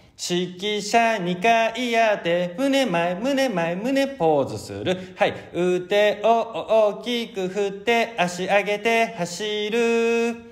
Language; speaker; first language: Japanese; native; Japanese